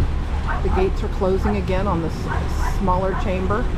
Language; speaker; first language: English; native; English